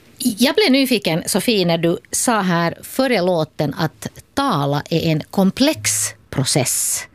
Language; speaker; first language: Swedish; native; Swedish